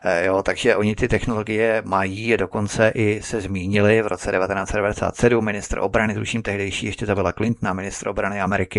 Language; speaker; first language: Czech; native; Czech